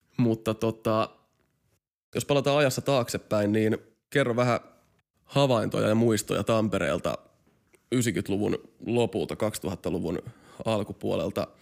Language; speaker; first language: Finnish; native; Finnish